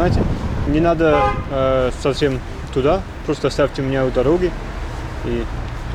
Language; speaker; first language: Russian; non-native, learner; English